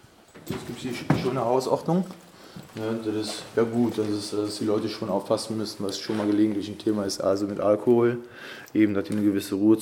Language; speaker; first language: German; native; German